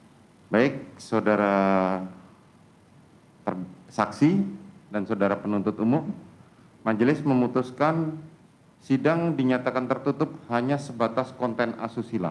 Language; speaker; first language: Indonesian; native; Indonesian